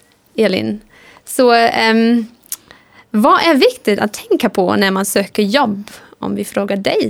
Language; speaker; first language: Swedish; non-native, fluent; German